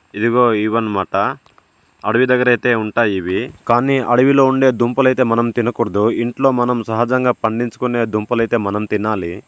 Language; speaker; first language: Telugu; non-native, local second language; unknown